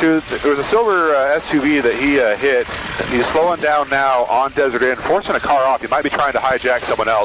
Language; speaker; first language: English; native; English